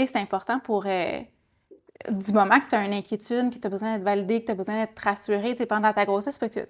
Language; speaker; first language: French; native; French